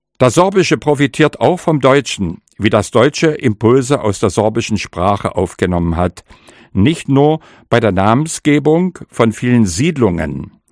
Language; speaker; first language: German; non-native, local second language; Upper Sorbian